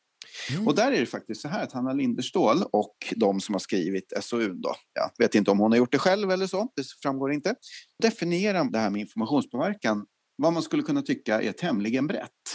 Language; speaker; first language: Swedish; native; Swedish